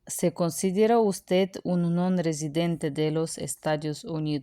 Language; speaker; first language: Spanish; non-native, fluent; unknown